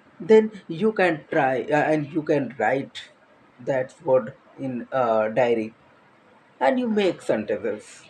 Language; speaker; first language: English; non-native, learner; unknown